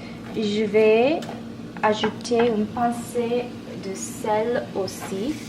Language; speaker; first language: French; non-native, learner; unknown